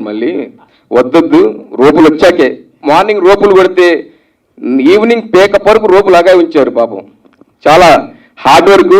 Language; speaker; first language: Telugu; native; Telugu